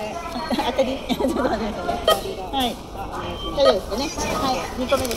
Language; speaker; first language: Japanese; native; Japanese